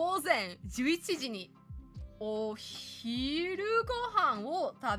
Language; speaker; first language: Japanese; non-native, learner; English